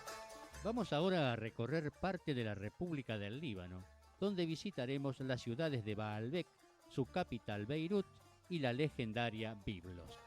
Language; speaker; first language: Spanish; native; Spanish